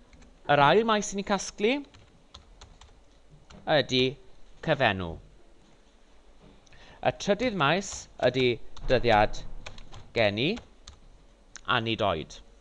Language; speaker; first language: Welsh; non-native, local second language; English